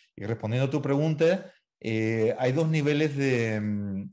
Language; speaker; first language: Spanish; native; Spanish